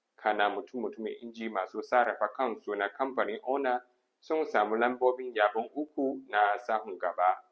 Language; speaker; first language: Hausa; non-native, fluent; Chinese